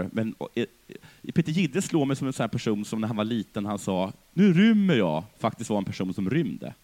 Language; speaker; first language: Swedish; native; Swedish